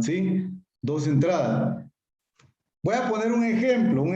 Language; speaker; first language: Spanish; native; Spanish